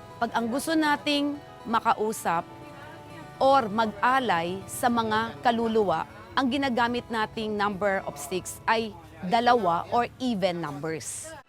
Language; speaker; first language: Filipino; native; Filipino